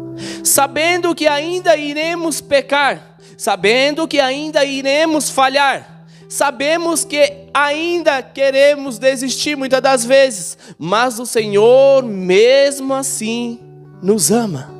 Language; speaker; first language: Portuguese; native; Portuguese